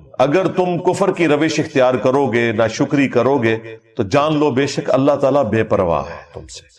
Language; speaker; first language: Urdu; non-native, local second language; Punjabi